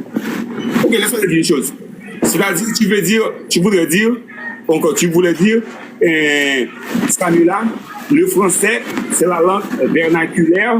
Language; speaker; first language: French; non-native, local second language; Haitian Creole